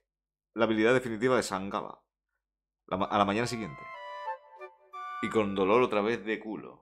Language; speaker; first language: Spanish; native; Spanish